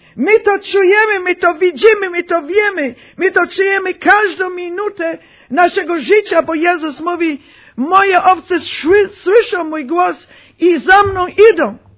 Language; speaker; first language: Polish; early bilingual, heritage; Polish